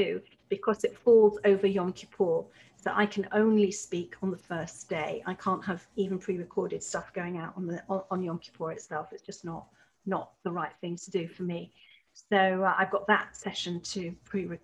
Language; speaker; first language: English; native; English